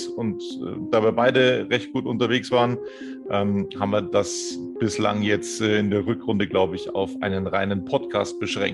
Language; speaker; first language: German; native; German